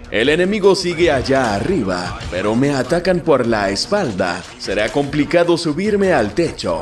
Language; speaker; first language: Spanish; native; Spanish